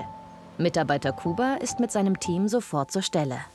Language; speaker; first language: German; native; German